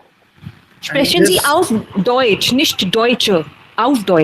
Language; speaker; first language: German; non-native, learner; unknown